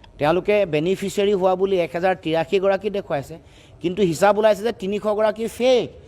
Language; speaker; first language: Assamese; native; Assamese